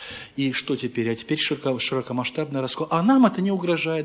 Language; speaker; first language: Russian; native; Russian